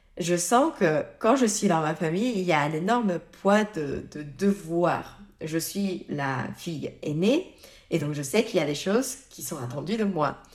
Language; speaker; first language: French; native; French